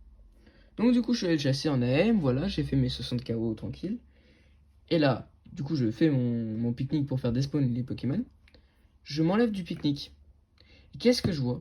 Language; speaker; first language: French; native; French